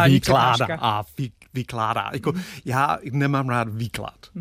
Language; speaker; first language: Czech; non-native, fluent; English